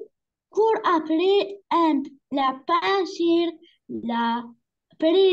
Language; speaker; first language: French; non-native, learner; Arabic